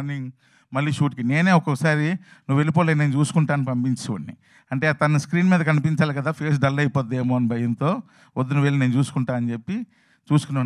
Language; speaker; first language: Telugu; native; Telugu